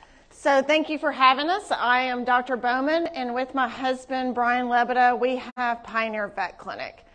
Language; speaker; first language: English; native; English